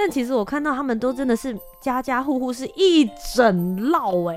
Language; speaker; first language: Chinese; native; Chinese